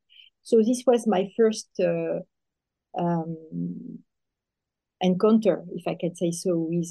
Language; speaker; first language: English; non-native, fluent; French